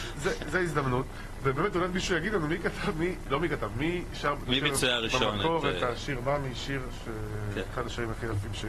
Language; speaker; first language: Hebrew; native; Hebrew